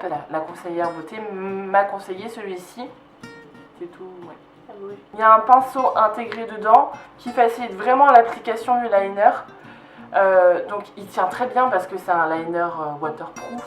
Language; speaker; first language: French; native; French